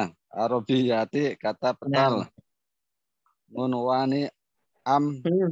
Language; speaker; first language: Arabic; non-native, learner; Indonesian